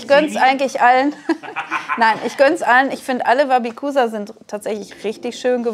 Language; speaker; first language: German; native; German